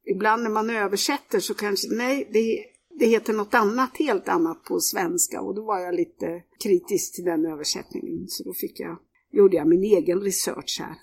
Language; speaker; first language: Swedish; native; Swedish